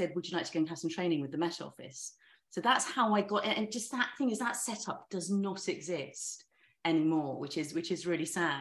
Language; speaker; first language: English; native; English